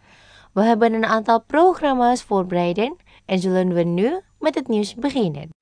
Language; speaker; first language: Dutch; non-native, fluent; Indonesian